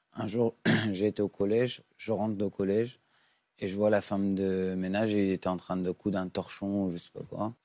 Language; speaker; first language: French; non-native, fluent; Persian